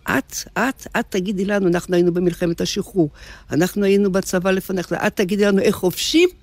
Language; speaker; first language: Hebrew; early bilingual, other home language; Russian